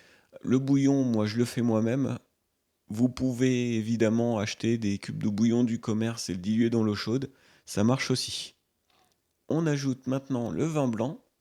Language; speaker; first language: French; native; French